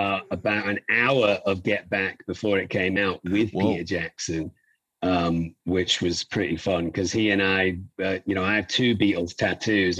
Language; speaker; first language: English; native; English